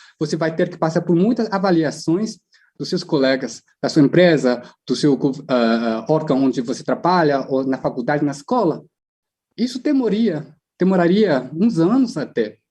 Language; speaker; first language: Portuguese; non-native, fluent; Chinese